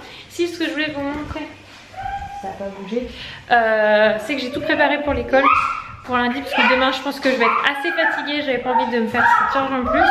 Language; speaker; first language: French; native; French